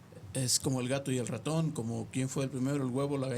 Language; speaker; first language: Spanish; native; Spanish